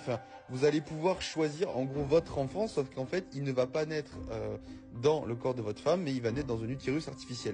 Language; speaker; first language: French; native; French